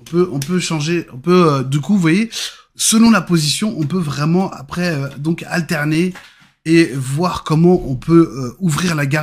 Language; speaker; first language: French; native; French